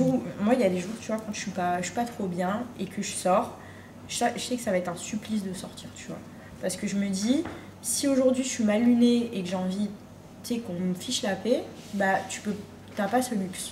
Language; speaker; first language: French; native; French